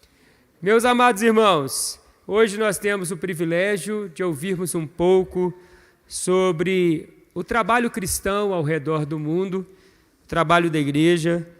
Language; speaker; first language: Portuguese; native; Portuguese